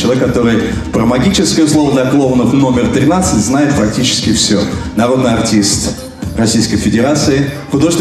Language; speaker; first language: Russian; native; Russian